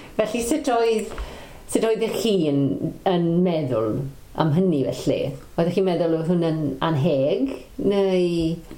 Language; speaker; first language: Welsh; non-native, local second language; English